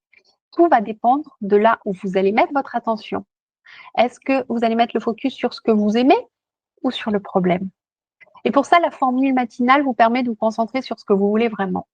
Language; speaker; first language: French; native; French